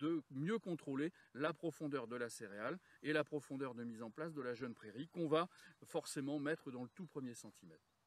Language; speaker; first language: French; native; French